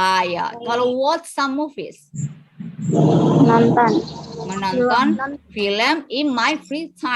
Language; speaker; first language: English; non-native, fluent; Indonesian